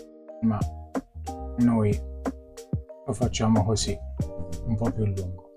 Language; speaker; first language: Italian; native; Italian